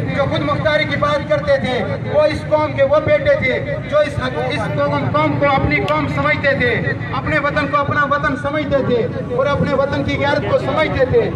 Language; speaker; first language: Urdu; non-native, local second language; Pahari-Potwari